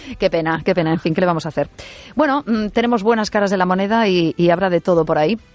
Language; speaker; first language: Spanish; native; Spanish